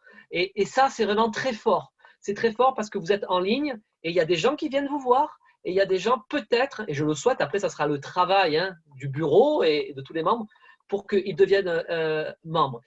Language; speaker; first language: French; native; French